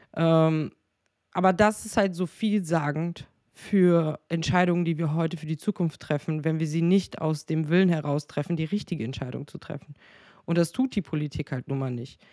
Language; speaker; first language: German; native; German